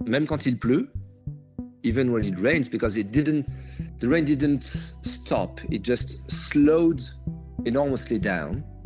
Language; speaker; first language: English; non-native, fluent; French